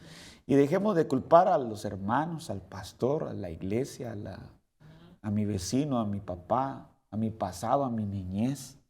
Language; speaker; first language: Spanish; native; Spanish